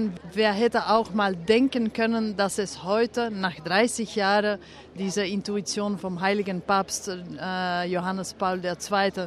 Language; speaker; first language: German; non-native, fluent; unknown